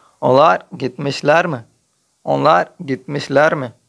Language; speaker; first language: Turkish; non-native, fluent; Urdu